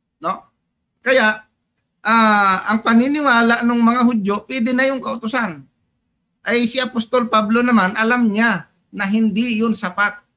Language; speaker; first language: Filipino; native; Filipino